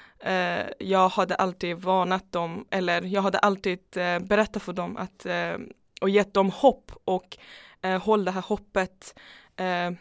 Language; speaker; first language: Swedish; non-native, fluent; Persian